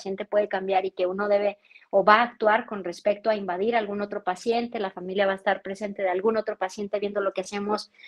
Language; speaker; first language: Spanish; native; Spanish